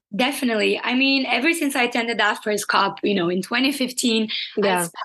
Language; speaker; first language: English; non-native, fluent; Portuguese